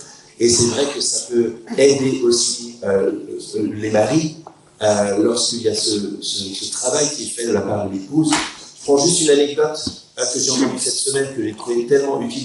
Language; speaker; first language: French; native; French